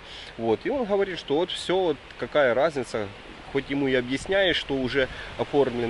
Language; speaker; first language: Russian; native; Russian